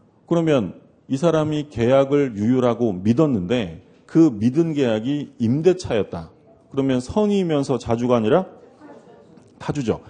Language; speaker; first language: Korean; native; Korean